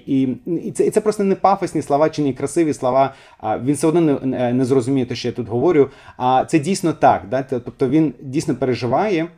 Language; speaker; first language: Ukrainian; non-native, fluent; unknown